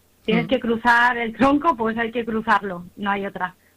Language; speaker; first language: Spanish; native; Spanish